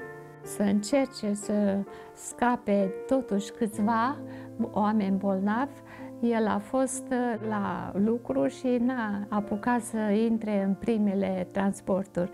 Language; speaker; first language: Romanian; non-native, local second language; German